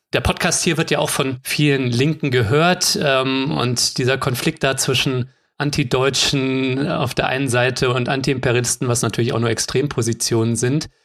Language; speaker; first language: German; native; German